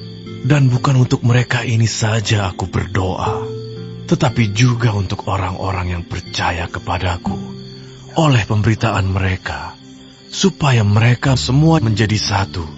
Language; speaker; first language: Indonesian; native; Indonesian